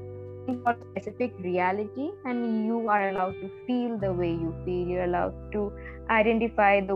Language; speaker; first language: English; non-native, local second language; Bangla